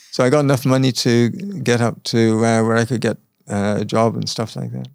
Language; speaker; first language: English; native; English